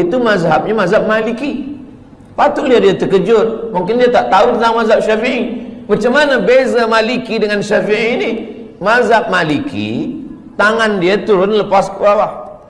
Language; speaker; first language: Malay; native; Malay